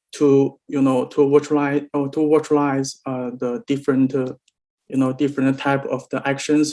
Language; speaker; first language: English; non-native, learner; Chinese